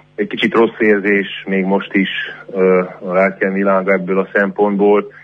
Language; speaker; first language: Hungarian; native; Hungarian